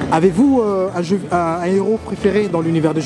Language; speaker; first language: French; native; French